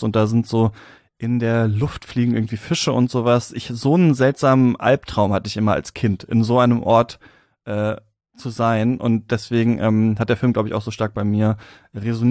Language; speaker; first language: German; native; German